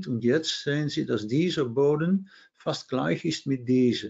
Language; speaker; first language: German; non-native, fluent; Dutch